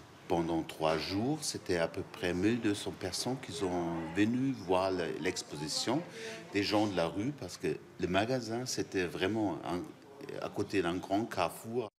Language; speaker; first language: French; non-native, fluent; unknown